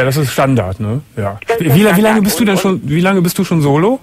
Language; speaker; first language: German; native; German